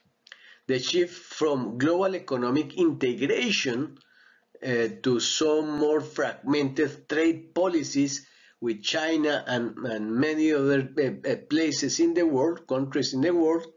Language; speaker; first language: English; non-native, fluent; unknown